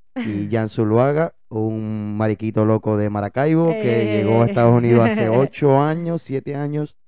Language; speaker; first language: Spanish; native; Spanish